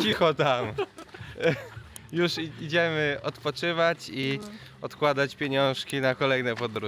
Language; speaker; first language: Polish; native; Polish